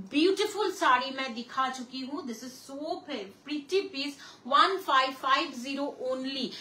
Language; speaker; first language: Hindi; non-native, local second language; Bangla